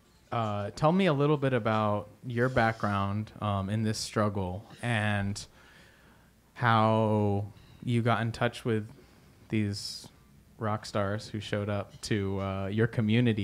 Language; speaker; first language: English; early bilingual, other home language; Spanish